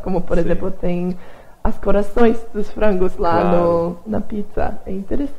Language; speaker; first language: Portuguese; non-native, fluent; English